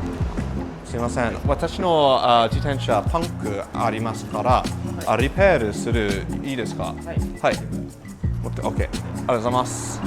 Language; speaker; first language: Japanese; non-native, learner; English